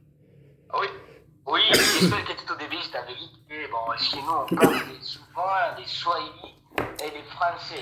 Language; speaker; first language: French; non-native, local second language; Rundi